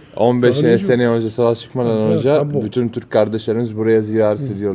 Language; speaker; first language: Turkish; non-native, learner; Arabic